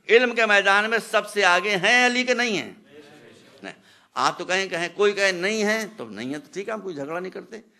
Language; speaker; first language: Hindi; native; Hindi